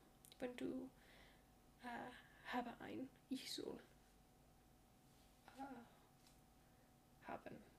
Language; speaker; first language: German; non-native, learner; English